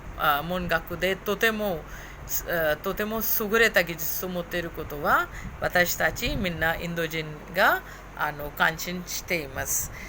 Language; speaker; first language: Japanese; non-native, fluent; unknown